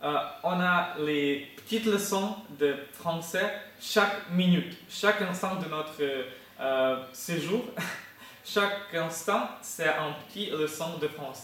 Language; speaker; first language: French; non-native, fluent; Ukrainian